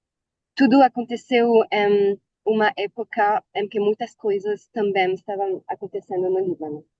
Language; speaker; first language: Portuguese; non-native, learner; Arabic